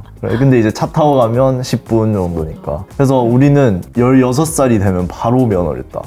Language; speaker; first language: Korean; early bilingual, heritage; Korean